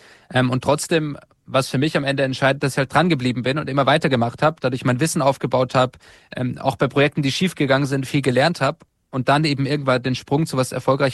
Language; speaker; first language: German; native; German